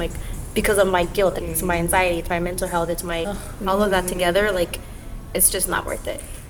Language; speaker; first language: English; early bilingual, other home language; Spanish